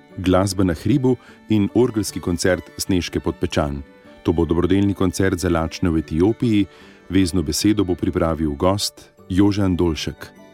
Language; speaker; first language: Slovenian; native; Slovenian